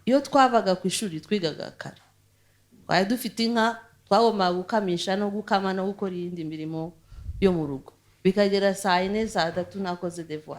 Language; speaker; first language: Kinyarwanda; early bilingual, heritage; Kinyarwanda